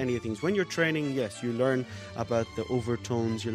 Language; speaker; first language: English; native; English